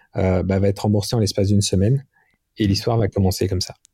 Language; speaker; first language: French; native; French